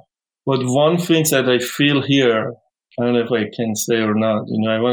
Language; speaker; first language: English; non-native, fluent; Persian